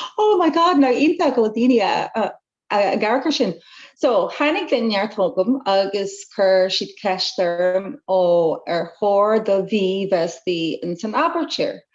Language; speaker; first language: Irish; non-native, local second language; English